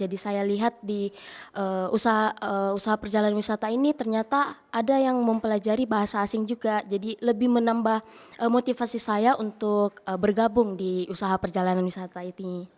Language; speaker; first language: Indonesian; native; Indonesian